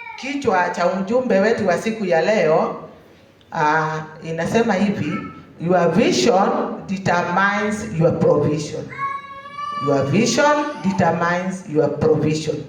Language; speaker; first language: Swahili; non-native, local second language; Kikuyu